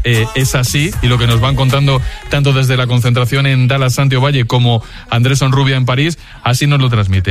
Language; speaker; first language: Spanish; native; Spanish